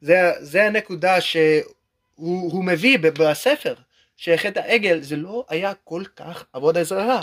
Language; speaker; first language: Hebrew; non-native, learner; English